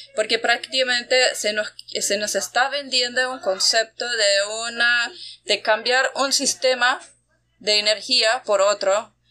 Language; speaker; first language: Spanish; non-native, fluent; German